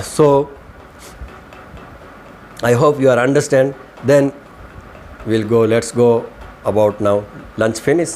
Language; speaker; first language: English; non-native, learner; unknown